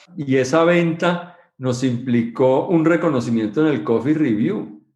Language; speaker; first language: Spanish; native; Spanish